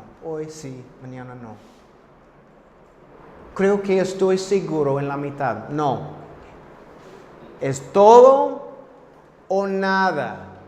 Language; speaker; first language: Spanish; non-native, fluent; English